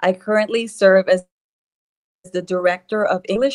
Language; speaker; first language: English; non-native, fluent; Spanish